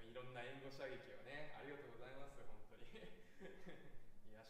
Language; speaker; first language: Japanese; native; Japanese